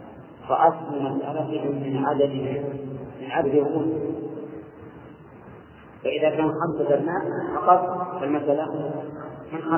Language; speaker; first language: Arabic; native; Arabic